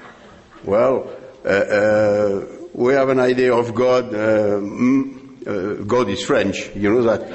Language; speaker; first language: English; non-native, learner; French